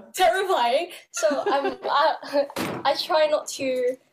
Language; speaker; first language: English; non-native, local second language; Cantonese